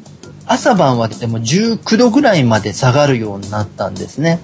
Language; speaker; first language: Japanese; native; Japanese